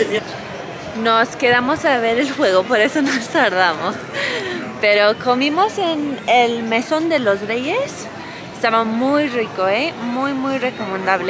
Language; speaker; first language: Spanish; non-native, fluent; English